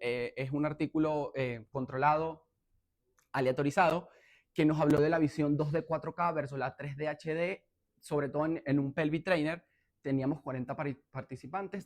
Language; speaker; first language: Spanish; native; Spanish